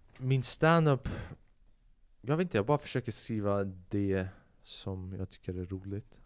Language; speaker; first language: Swedish; early bilingual, other home language; Albanian